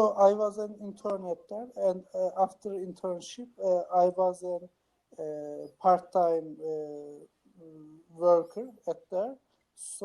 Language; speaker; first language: English; non-native, learner; Turkish